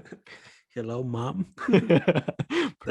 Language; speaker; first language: English; non-native, fluent; Spanish